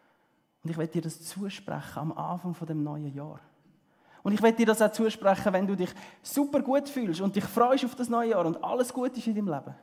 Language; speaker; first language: German; early bilingual, heritage; German